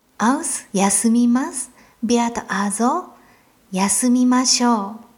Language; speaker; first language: German; non-native, fluent; Japanese